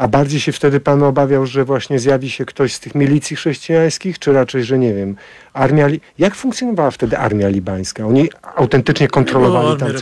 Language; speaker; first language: Polish; native; Polish